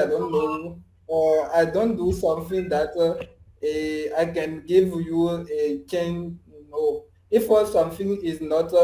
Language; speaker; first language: English; non-native, learner; French